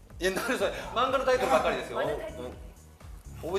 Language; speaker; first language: Japanese; native; Japanese